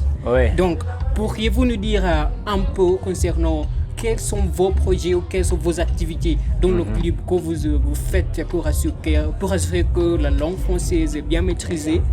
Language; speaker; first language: French; non-native, learner; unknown